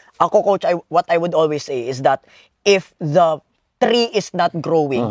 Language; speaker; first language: English; non-native, local second language; Filipino